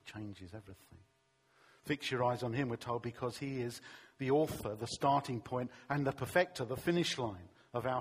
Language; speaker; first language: English; native; English